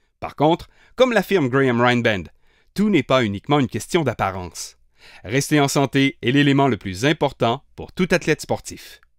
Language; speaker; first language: French; native; French